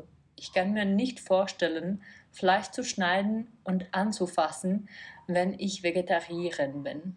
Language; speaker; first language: German; non-native, fluent; Czech